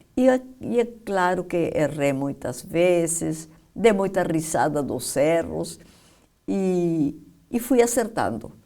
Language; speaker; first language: Portuguese; non-native, fluent; Spanish